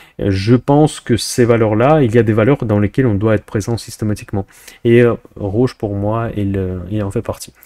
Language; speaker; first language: French; non-native, fluent; Russian